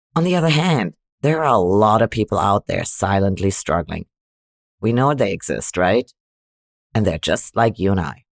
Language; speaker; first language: English; non-native, fluent; German